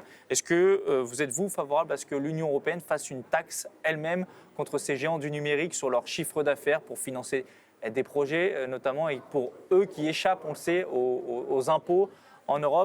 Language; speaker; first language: French; native; French